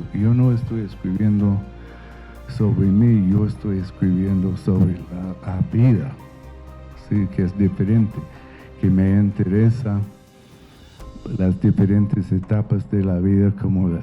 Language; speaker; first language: Spanish; non-native, fluent; English